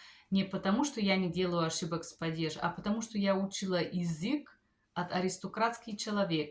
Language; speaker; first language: Russian; non-native, fluent; Bulgarian